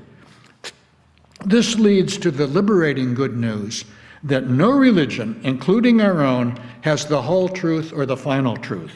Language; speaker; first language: English; native; English